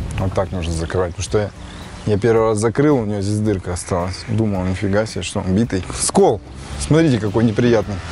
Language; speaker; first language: Russian; native; Russian